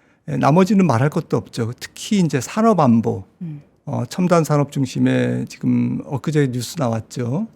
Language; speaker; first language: Korean; native; Korean